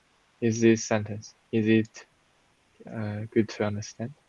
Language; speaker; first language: English; non-native, fluent; Chinese